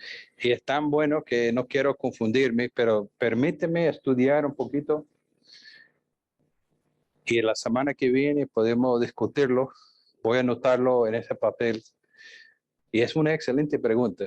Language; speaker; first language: Spanish; non-native, fluent; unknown